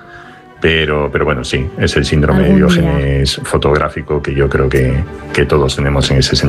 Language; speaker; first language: Spanish; native; Spanish